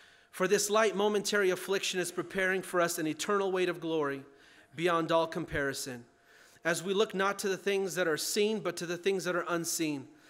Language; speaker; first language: English; early bilingual, other home language; Ukrainian